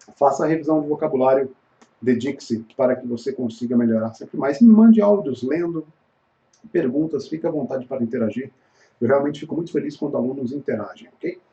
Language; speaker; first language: Portuguese; native; Portuguese